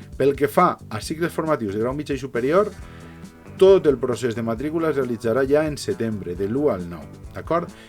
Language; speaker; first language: Catalan; native; Catalan